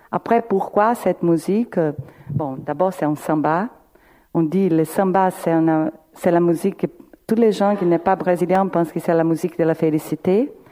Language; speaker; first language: French; non-native, fluent; Portuguese